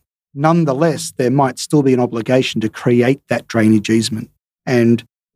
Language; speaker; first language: English; native; English